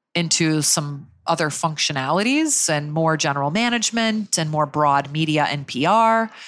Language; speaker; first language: English; native; English